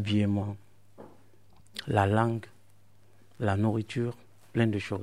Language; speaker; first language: French; non-native, local second language; Mandingo